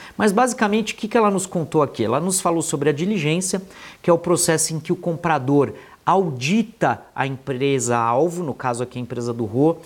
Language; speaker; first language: Portuguese; native; Portuguese